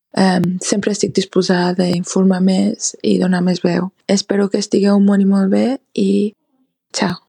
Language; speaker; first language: Catalan; non-native, fluent; Persian